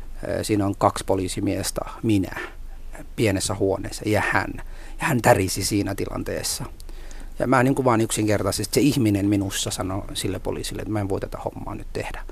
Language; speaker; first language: Finnish; non-native, fluent; Somali